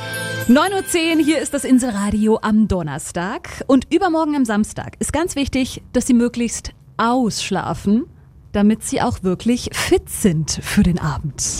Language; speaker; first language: German; native; German